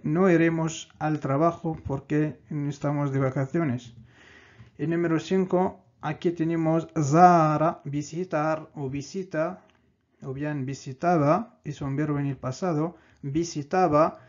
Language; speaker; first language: Spanish; non-native, fluent; Arabic